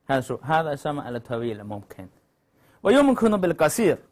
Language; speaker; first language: Arabic; non-native, learner; Chinese